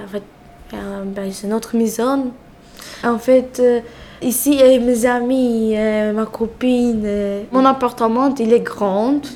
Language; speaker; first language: French; non-native, learner; Albanian